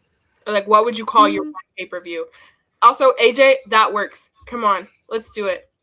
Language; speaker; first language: English; native; English